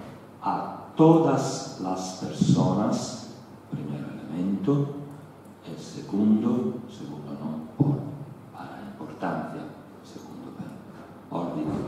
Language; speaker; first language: Spanish; non-native, learner; Italian